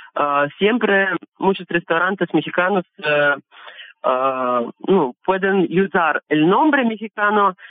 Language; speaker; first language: Spanish; non-native, learner; Russian